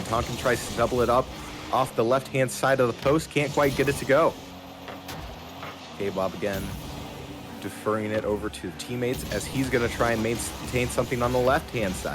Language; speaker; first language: English; native; English